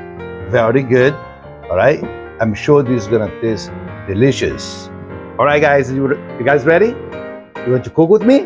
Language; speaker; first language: English; non-native, fluent; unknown